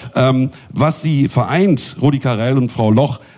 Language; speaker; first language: German; native; German